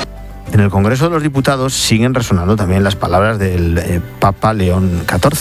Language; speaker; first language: Spanish; native; Spanish